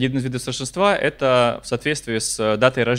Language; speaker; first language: Russian; native; Russian